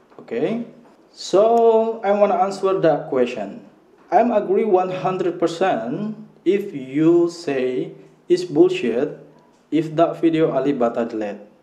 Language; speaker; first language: English; non-native, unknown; Indonesian